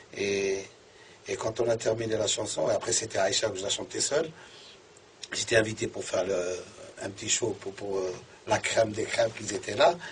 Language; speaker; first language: French; non-native, local second language; Arabic